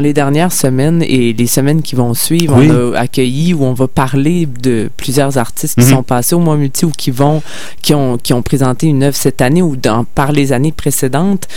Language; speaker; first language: French; native; French